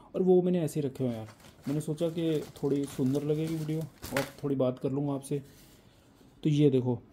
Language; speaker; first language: Hindi; non-native, local second language; Punjabi